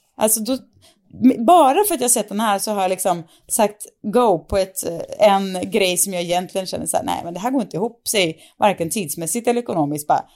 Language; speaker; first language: Swedish; native; Swedish